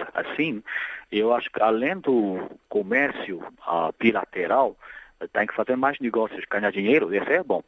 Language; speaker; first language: Portuguese; non-native, fluent; Chinese